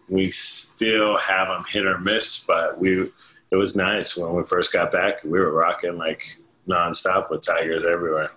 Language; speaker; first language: English; native; English